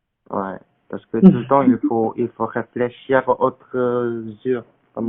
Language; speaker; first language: French; non-native, learner; Korean